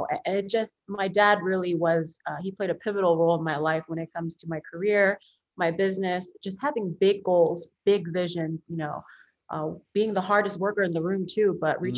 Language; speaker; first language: English; early bilingual, other home language; Korean